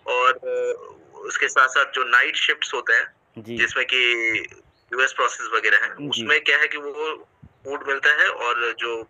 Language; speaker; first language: Hindi; native; Hindi